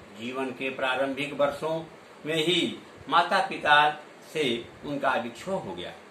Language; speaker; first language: Hindi; native; Hindi